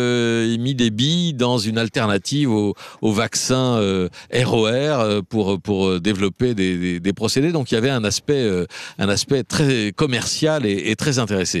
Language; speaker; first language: French; native; French